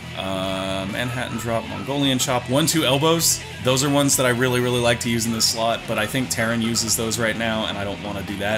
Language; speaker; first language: English; native; English